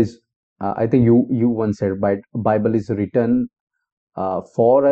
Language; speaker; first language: English; non-native, local second language; Hindi